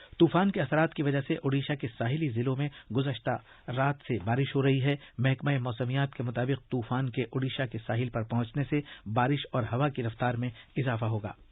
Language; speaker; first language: Urdu; native; Urdu